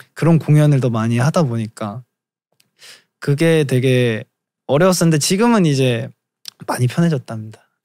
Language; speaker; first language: Korean; native; Korean